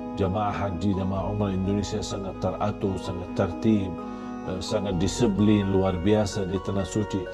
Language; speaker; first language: Indonesian; non-native, fluent; Arabic